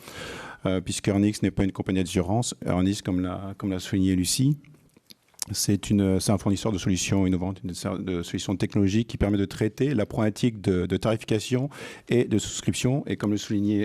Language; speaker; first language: French; native; French